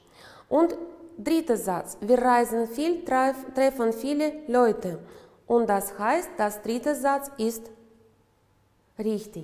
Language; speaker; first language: German; non-native, fluent; Uzbek